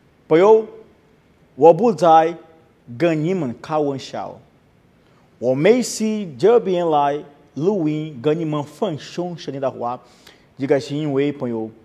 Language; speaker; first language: Chinese; non-native, learner; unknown